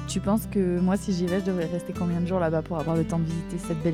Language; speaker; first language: French; native; French